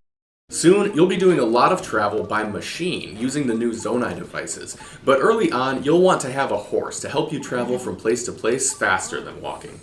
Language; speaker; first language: English; native; English